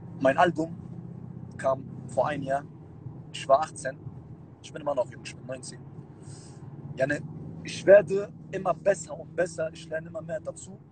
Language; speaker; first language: German; early bilingual, other home language; Turkish